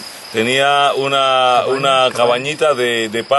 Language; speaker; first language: Spanish; native; Spanish